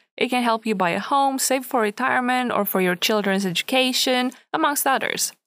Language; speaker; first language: English; non-native, fluent; Romanian